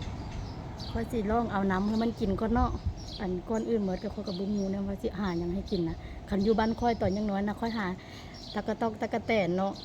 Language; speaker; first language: Thai; non-native, local second language; Lao